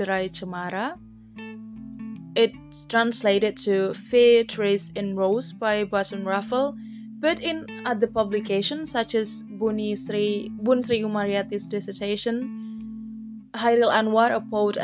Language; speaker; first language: English; non-native, fluent; Indonesian